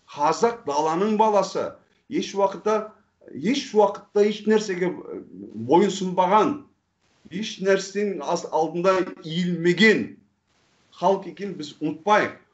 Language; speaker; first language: Kazakh; non-native, fluent; Turkish